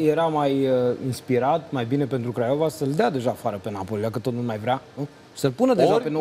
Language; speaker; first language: Romanian; native; Romanian